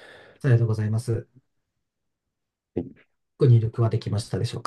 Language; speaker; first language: Japanese; native; Japanese